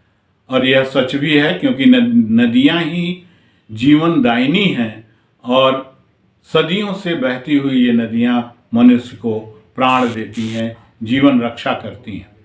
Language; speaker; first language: Hindi; native; Hindi